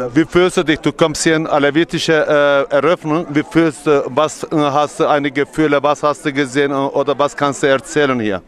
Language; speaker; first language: German; non-native, learner; Turkish